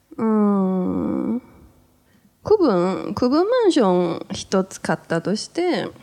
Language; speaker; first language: Japanese; native; Japanese